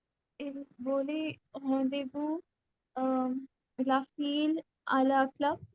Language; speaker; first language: French; non-native, learner; Hindi